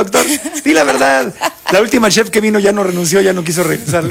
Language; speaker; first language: Spanish; native; Spanish